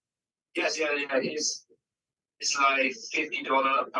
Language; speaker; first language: English; non-native, learner; Vietnamese